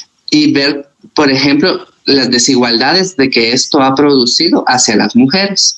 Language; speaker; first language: Spanish; native; Spanish